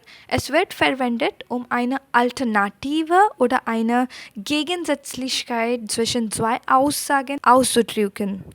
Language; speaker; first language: German; non-native, fluent; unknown